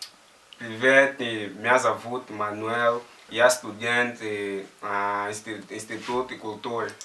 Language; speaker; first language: Russian; non-native, learner; Portuguese